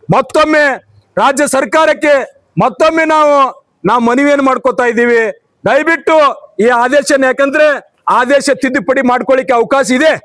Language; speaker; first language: Kannada; non-native, local second language; Urdu